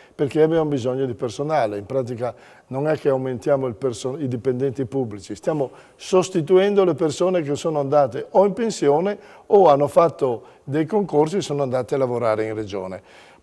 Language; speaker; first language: Italian; native; Italian